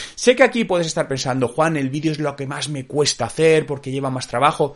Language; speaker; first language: Spanish; native; Spanish